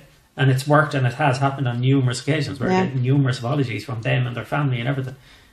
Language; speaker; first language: English; native; English